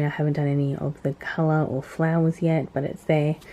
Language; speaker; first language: English; native; English